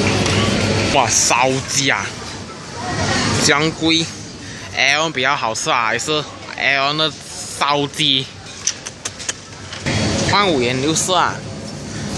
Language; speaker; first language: Chinese; native; Chinese